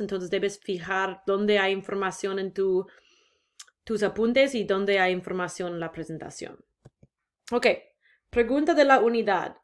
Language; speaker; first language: Spanish; non-native, fluent; English